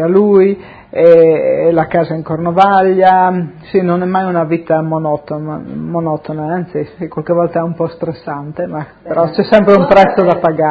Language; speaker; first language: Italian; native; Italian